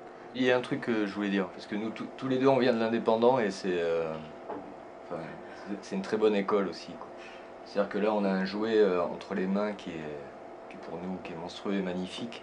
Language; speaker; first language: French; native; French